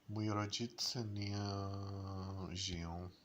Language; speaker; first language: Polish; non-native, learner; English